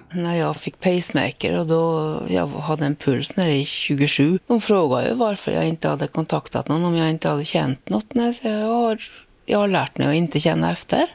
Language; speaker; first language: Swedish; native; Swedish